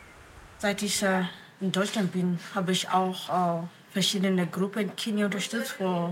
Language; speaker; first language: German; non-native, fluent; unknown